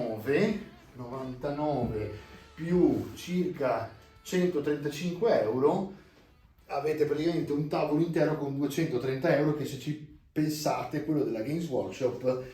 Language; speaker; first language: Italian; native; Italian